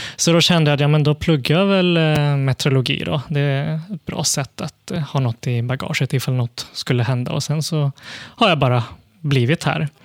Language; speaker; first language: Swedish; early bilingual, other home language; Cantonese